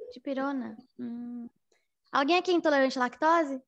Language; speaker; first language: Portuguese; native; Portuguese